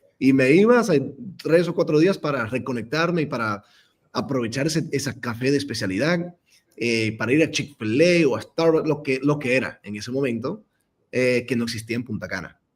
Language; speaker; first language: Spanish; non-native, fluent; English